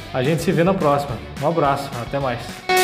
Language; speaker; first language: Portuguese; native; Portuguese